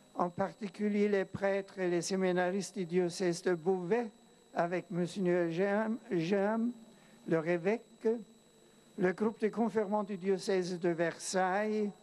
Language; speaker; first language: French; non-native, fluent; German